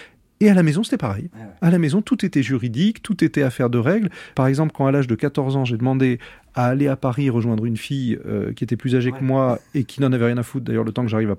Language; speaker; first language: French; native; French